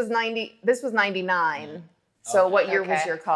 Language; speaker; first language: English; native; English